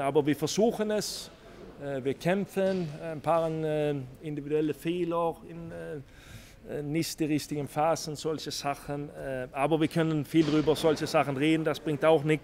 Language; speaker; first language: German; non-native, fluent; Swedish